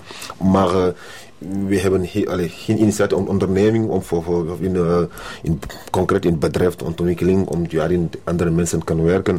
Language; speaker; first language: Dutch; non-native, learner; French